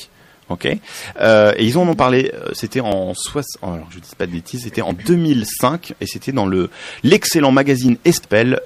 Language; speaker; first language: French; native; French